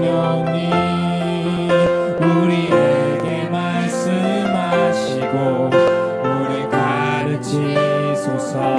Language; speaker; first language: Korean; native; Korean